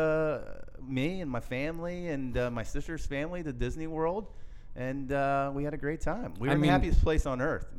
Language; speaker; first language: English; native; English